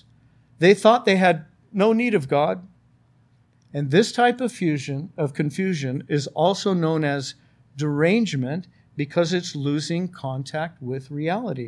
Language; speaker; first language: English; native; English